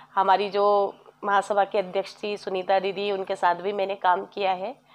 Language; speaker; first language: Hindi; native; Hindi